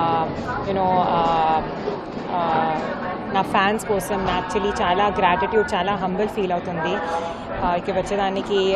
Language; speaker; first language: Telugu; non-native, learner; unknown